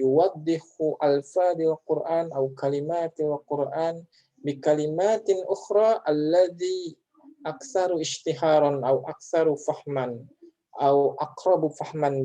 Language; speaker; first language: Arabic; non-native, fluent; Indonesian